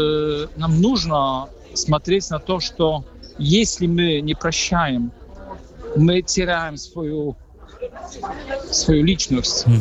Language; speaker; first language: Russian; non-native, fluent; Polish